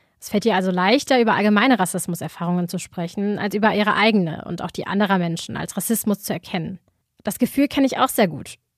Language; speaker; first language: German; native; German